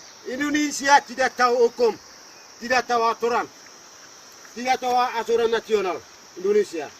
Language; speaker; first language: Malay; non-native, local second language; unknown